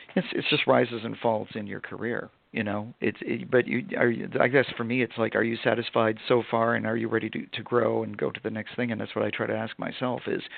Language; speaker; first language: English; native; English